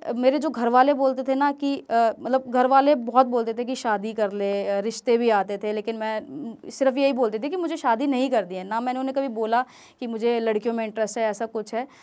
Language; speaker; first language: Hindi; native; Hindi